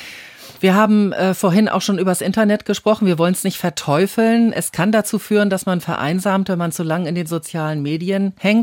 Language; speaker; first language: German; native; German